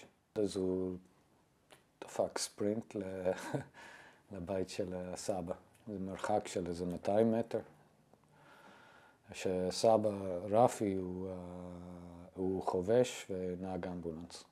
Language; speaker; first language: Hebrew; non-native, fluent; English